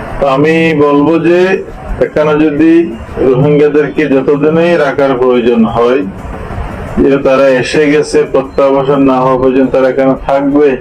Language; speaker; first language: Bangla; native; Bangla